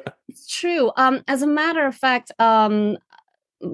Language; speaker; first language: English; non-native, fluent; Dutch